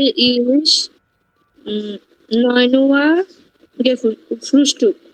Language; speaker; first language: German; non-native, learner; Bangla